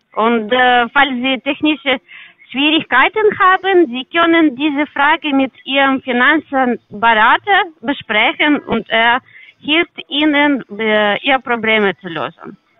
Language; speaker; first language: German; non-native, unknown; Russian